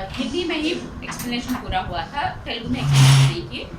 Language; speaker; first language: Hindi; non-native, local second language; Telugu